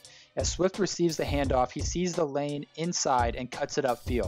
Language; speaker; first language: English; native; English